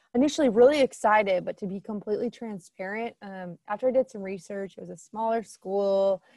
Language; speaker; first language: English; native; English